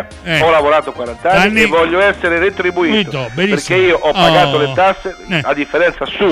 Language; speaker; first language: Italian; native; Italian